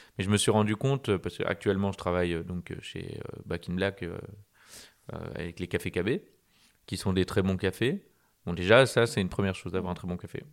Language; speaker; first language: French; native; French